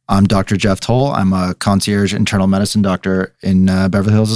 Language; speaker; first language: English; native; English